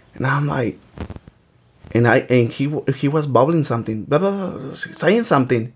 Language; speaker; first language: English; early bilingual, other home language; Spanish